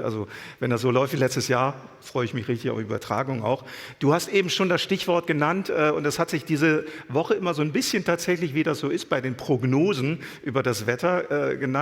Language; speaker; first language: German; native; German